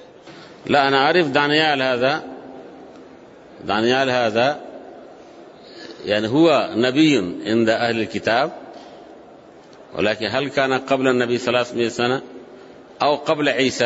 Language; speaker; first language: Arabic; non-native, fluent; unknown